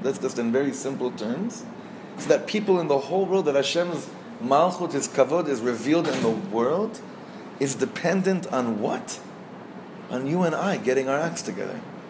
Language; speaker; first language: English; native; English